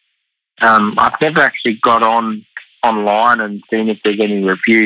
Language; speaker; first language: English; native; English